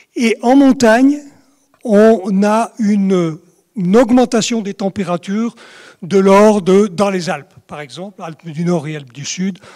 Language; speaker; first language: French; native; French